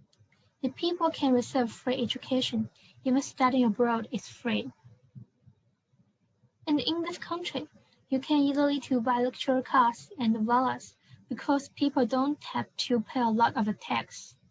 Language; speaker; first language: English; non-native, learner; Malay